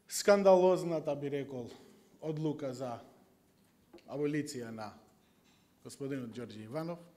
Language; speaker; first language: Macedonian; non-native, local second language; Albanian